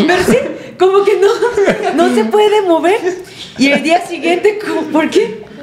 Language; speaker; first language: Spanish; non-native, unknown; Korean